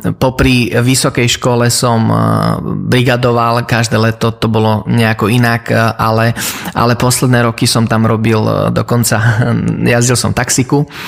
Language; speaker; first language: Slovak; early bilingual, heritage; Slovak